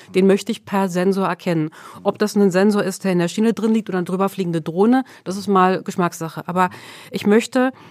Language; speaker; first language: German; early bilingual, other home language; Swedish